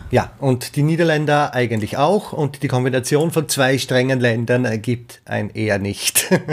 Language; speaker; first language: German; native; German